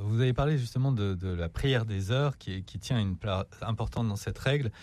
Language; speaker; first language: French; native; French